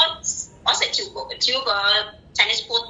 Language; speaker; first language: Cantonese; non-native, learner; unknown